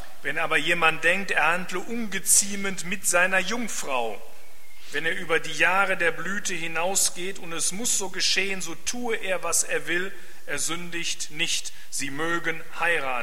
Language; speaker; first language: German; native; German